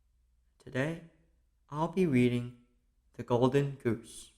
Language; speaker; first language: English; native; English